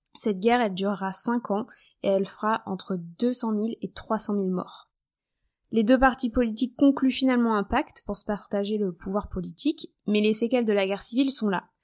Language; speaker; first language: French; native; French